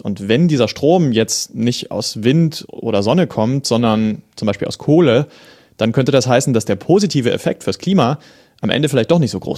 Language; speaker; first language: German; native; German